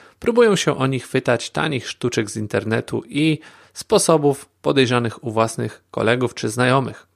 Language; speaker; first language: Polish; native; Polish